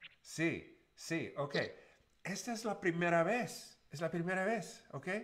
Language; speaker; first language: Spanish; non-native, learner; English